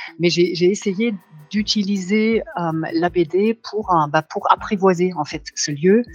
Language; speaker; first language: French; non-native, fluent; German